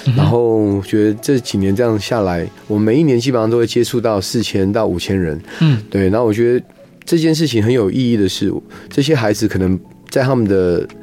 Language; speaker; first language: Chinese; non-native, local second language; Hakka Chinese